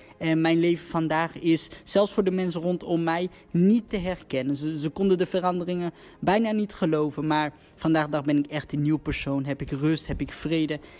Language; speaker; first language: Dutch; early bilingual, other home language; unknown